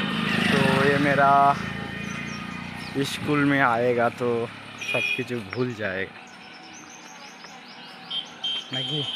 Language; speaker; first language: Hindi; non-native, local second language; Bangla